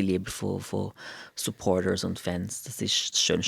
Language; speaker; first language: German; non-native, fluent; Portuguese